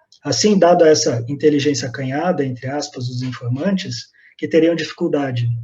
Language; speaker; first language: Portuguese; native; Portuguese